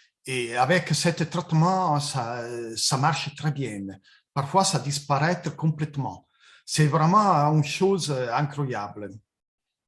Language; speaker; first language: French; non-native, fluent; Italian